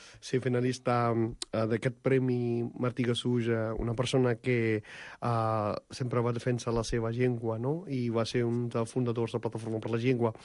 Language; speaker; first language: Catalan; non-native, fluent; Punjabi